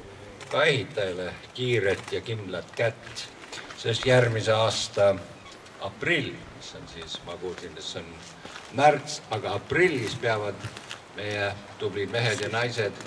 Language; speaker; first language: Estonian; early bilingual, heritage; Estonian